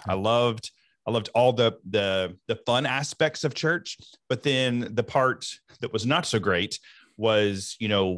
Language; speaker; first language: English; native; English